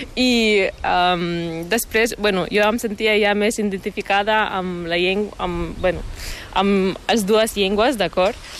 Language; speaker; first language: Catalan; non-native, fluent; Ukrainian